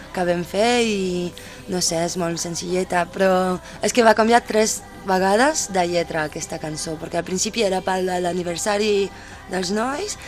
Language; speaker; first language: Catalan; non-native, fluent; French